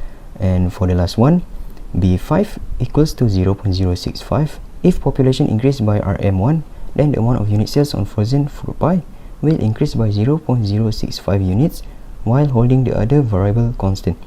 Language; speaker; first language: English; non-native, local second language; Malay